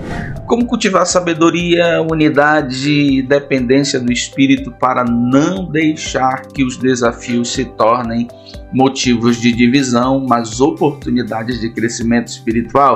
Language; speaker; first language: Portuguese; native; Portuguese